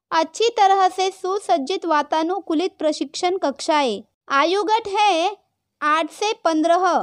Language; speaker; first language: Hindi; non-native, local second language; Marathi